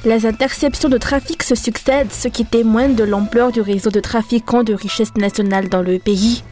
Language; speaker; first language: French; non-native, local second language; Malagasy